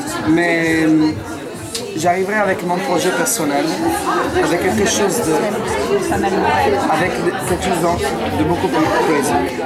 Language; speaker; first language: French; non-native, fluent; Italian